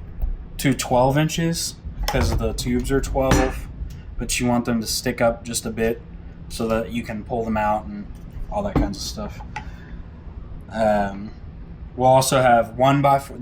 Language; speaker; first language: English; native; English